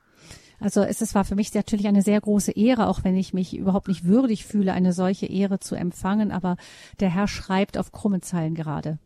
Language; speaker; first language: German; native; German